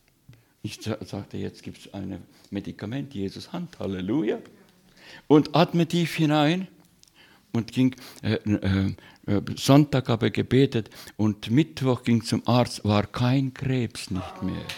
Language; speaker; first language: German; non-native, learner; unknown